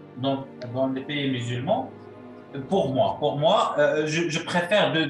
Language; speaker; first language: French; non-native, local second language; Arabic